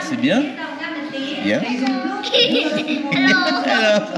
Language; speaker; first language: French; native; French